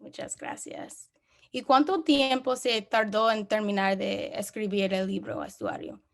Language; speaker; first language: Spanish; non-native, learner; English